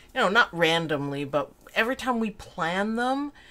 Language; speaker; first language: English; native; English